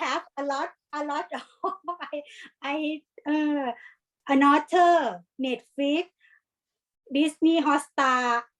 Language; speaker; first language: English; non-native, learner; Thai